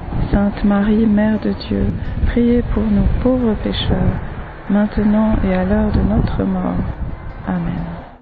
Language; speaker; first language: French; native; French